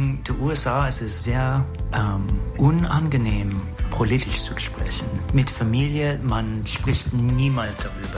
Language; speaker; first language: German; non-native, learner; English